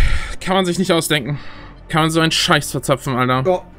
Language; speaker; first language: German; native; German